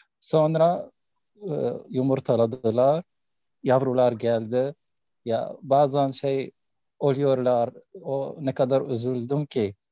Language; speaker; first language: Turkish; non-native, learner; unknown